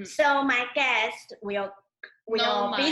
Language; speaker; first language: English; non-native, learner; Chinese